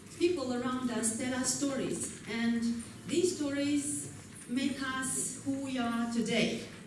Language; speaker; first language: English; non-native, fluent; Romanian